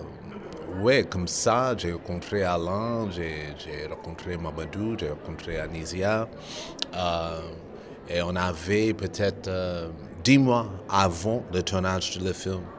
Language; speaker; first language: French; non-native, fluent; English